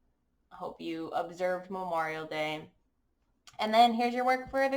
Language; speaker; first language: English; native; English